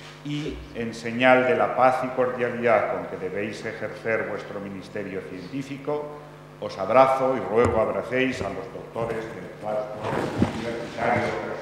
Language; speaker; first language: Spanish; native; Spanish